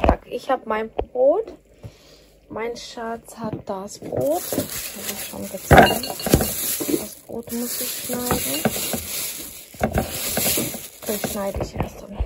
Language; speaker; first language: German; non-native, fluent; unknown